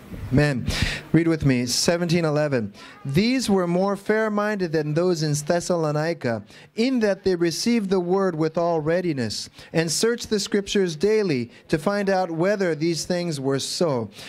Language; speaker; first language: English; native; English